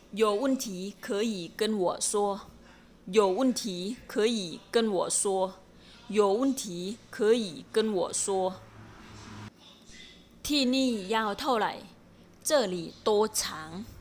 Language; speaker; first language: Chinese; non-native, fluent; Thai